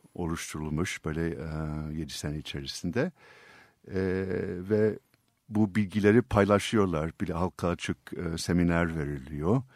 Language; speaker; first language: Turkish; non-native, fluent; English